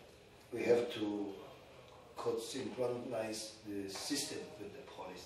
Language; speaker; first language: English; non-native, learner; Indonesian